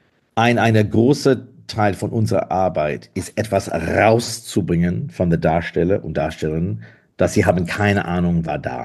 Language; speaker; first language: German; non-native, fluent; English